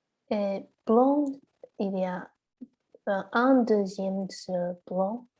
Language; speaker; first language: French; non-native, learner; Chinese